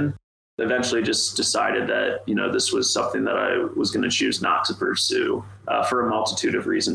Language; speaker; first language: English; native; English